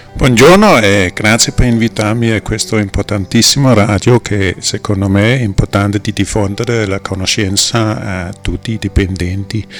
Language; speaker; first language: Italian; non-native, fluent; Danish